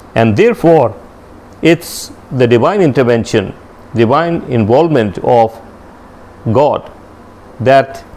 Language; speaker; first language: English; non-native, local second language; Hindi